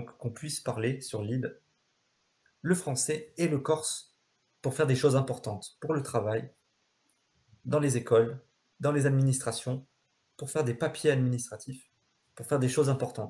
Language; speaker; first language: French; native; French